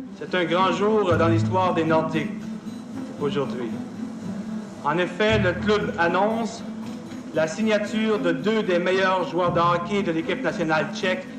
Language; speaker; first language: French; native; French